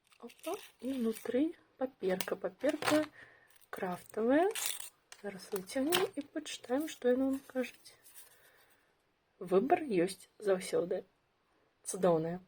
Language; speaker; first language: Belarusian; non-native, local second language; Russian